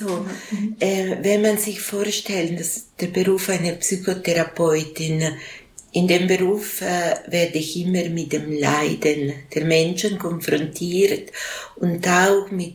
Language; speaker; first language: German; non-native, local second language; Italian